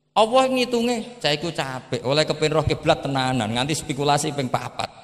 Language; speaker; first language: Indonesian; non-native, local second language; Javanese